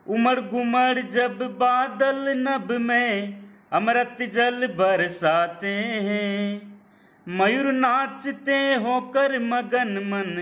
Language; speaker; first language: Hindi; native; Hindi